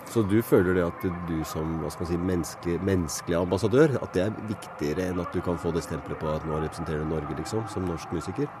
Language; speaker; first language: Norwegian; native; Norwegian